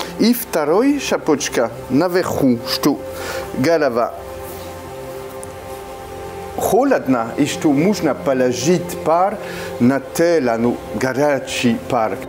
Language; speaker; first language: Russian; non-native, fluent; French